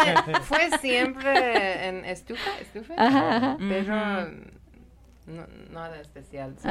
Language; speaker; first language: Spanish; non-native, learner; Persian